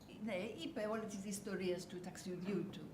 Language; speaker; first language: Greek; non-native, learner; English